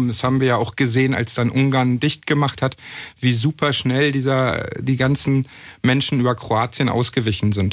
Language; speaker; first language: German; native; German